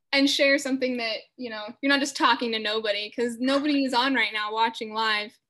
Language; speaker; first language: English; native; English